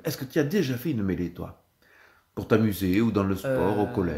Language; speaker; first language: French; native; French